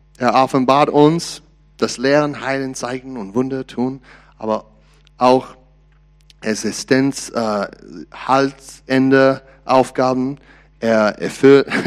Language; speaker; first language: German; non-native, learner; English